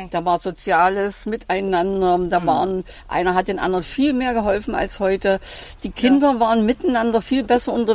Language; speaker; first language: German; native; German